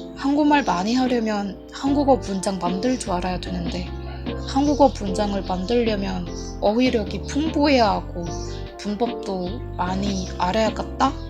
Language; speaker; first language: Korean; non-native, fluent; Burmese